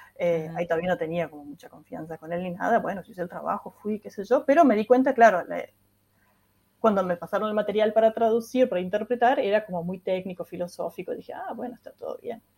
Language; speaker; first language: Spanish; non-native, local second language; German